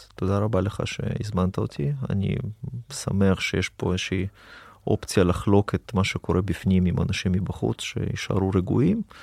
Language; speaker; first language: Hebrew; early bilingual, other home language; Russian